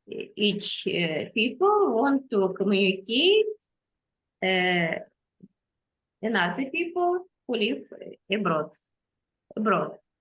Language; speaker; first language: English; non-native, learner; Russian